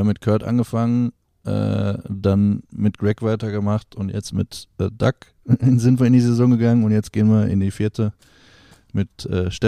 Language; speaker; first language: German; native; German